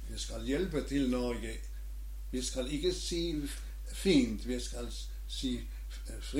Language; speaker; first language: Danish; non-native, learner; German